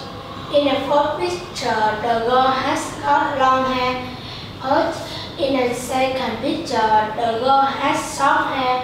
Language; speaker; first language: English; non-native, learner; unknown